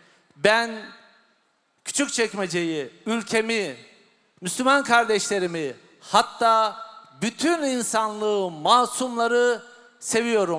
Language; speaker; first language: Turkish; native; Turkish